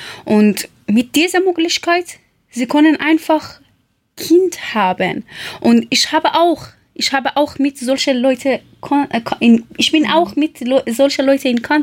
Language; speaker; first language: German; non-native, learner; Persian